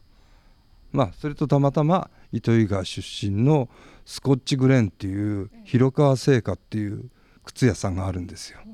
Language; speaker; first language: Japanese; native; Japanese